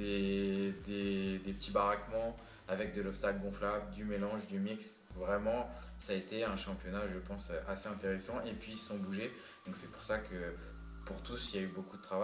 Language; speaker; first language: French; native; French